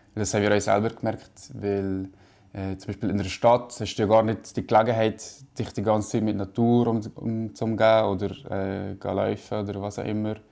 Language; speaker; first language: German; native; German